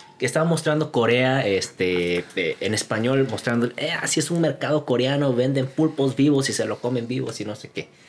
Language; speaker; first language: Spanish; early bilingual, other home language; Korean